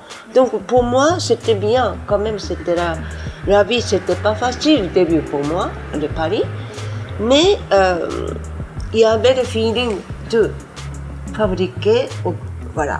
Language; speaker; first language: French; non-native, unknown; Japanese